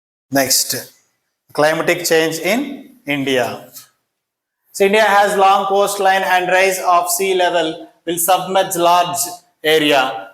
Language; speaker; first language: English; non-native, local second language; Telugu